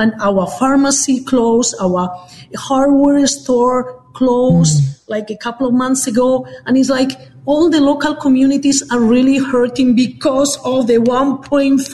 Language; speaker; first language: English; non-native, fluent; Spanish